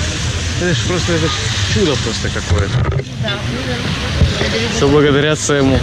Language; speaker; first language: Russian; native; Russian